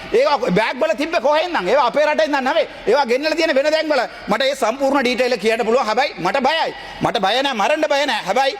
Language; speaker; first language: Sinhala; non-native, local second language; Tamil